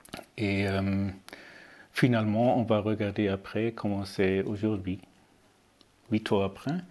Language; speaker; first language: French; non-native, learner; German